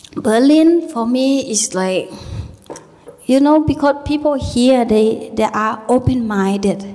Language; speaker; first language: English; non-native, learner; Thai